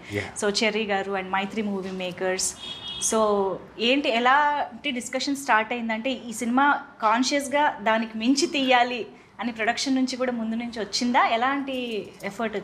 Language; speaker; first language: Telugu; native; Telugu